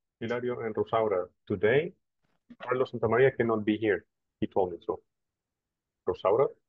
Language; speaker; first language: English; non-native, fluent; Spanish